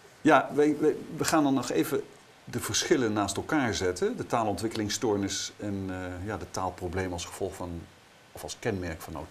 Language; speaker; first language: Dutch; native; Dutch